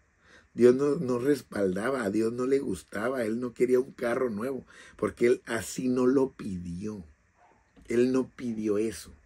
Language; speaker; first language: Spanish; native; Spanish